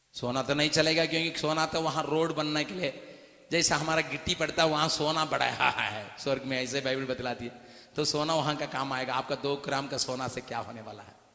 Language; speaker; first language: Hindi; non-native, local second language; Tamil